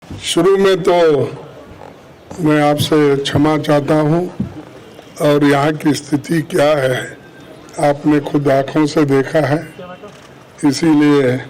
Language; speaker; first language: Hindi; non-native, local second language; Kannada